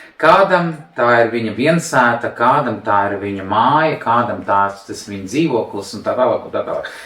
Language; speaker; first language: Latvian; non-native, local second language; Russian